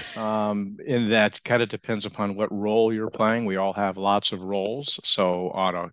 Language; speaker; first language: English; native; English